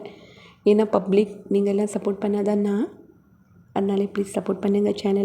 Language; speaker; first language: Tamil; non-native, local second language; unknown